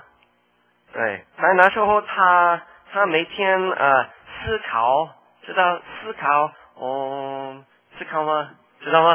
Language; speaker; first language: Chinese; non-native, learner; English